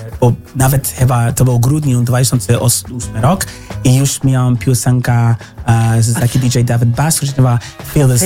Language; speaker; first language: Polish; non-native, learner; English